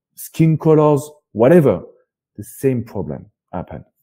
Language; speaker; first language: English; non-native, fluent; French